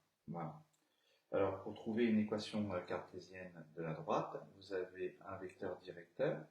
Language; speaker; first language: French; native; French